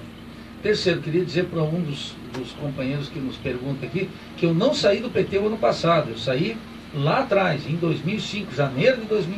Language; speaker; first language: Portuguese; native; Portuguese